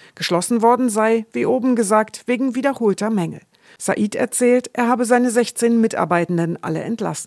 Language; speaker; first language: German; native; German